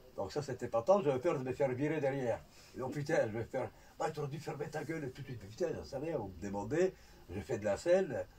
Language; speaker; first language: French; non-native, fluent; Italian